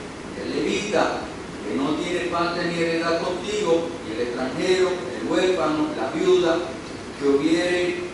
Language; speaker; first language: Spanish; native; Spanish